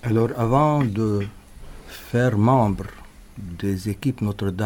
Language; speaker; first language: French; non-native, local second language; Arabic